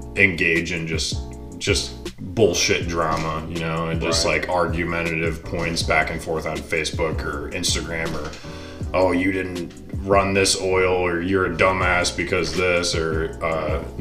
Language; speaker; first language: English; native; English